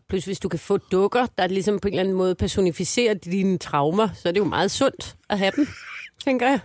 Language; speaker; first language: Danish; native; Danish